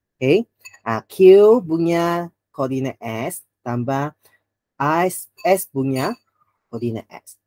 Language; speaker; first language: Malay; non-native, local second language; Chinese